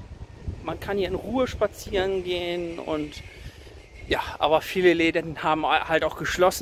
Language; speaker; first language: German; native; German